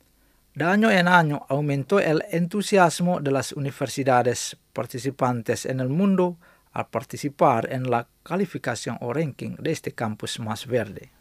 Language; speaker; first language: Spanish; non-native, fluent; Indonesian